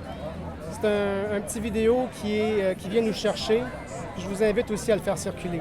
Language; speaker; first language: French; native; French